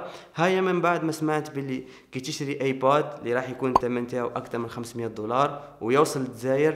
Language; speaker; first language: Arabic; native; Arabic